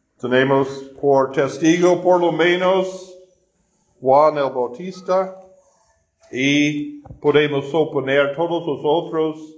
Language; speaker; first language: Spanish; non-native, fluent; English